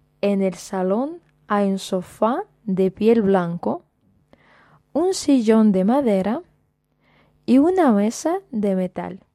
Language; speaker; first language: Spanish; non-native, fluent; Russian